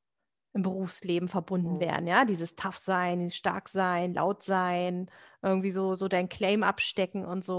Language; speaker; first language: German; native; German